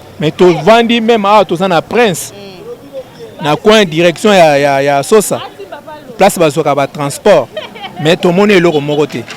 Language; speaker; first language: Lingala; native; Lingala